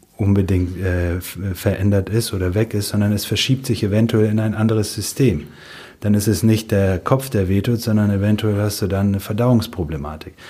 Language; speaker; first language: German; early bilingual, other home language; Russian